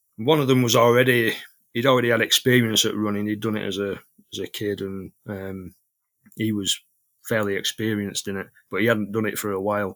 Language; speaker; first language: English; native; English